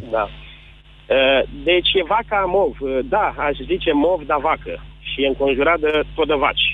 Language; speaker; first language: Romanian; native; Romanian